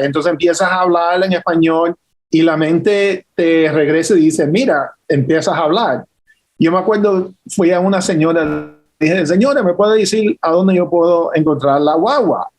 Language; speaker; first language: Spanish; early bilingual, heritage; English